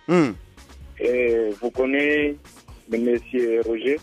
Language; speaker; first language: French; non-native, learner; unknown